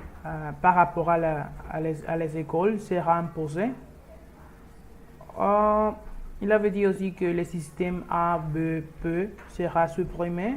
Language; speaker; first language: French; non-native, learner; Spanish